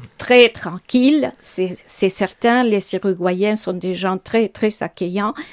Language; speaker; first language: French; non-native, fluent; Spanish